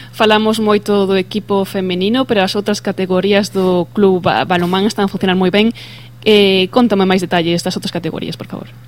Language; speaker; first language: Galician; native; Galician